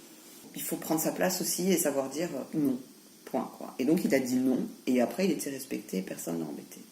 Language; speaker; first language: French; native; French